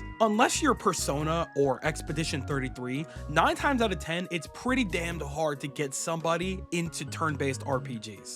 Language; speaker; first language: English; native; English